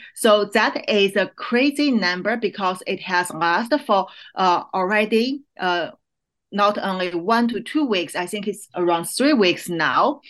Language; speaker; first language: English; non-native, fluent; Chinese